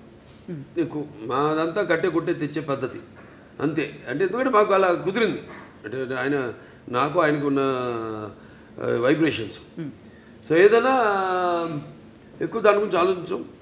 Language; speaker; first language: Telugu; native; Telugu